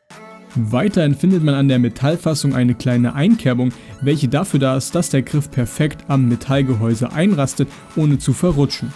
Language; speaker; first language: German; native; German